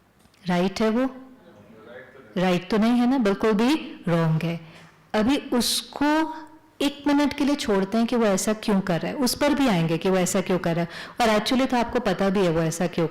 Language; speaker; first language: Hindi; native; Hindi